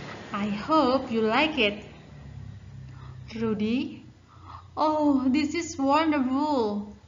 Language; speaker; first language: English; non-native, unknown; Indonesian